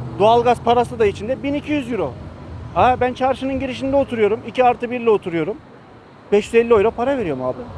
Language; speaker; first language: Turkish; early bilingual, heritage; Turkish